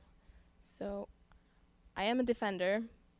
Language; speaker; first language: English; non-native, fluent; Icelandic